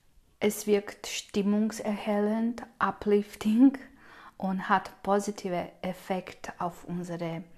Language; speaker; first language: German; non-native, fluent; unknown